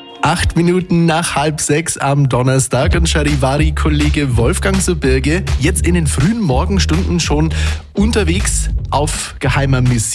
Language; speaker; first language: German; native; German